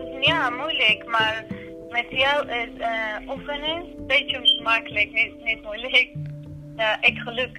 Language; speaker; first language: Dutch; non-native, learner; Persian